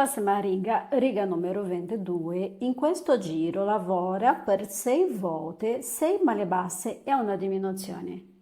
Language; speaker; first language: Italian; non-native, fluent; Portuguese